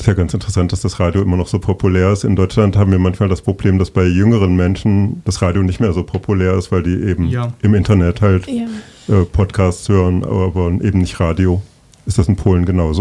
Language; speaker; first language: German; native; German